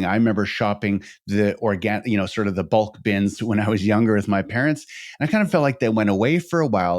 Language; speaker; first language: English; native; English